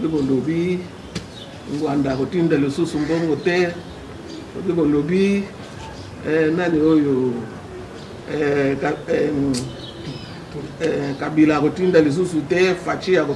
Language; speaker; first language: French; non-native, local second language; Lingala